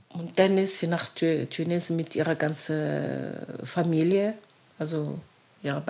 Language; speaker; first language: German; non-native, learner; Arabic